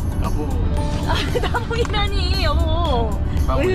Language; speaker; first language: Korean; native; Korean